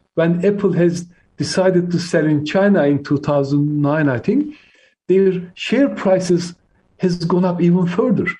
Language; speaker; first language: English; non-native, fluent; Turkish